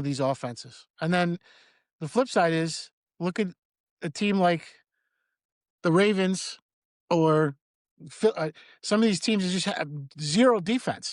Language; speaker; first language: English; native; English